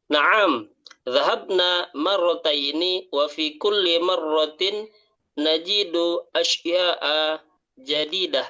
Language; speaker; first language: Arabic; non-native, learner; Indonesian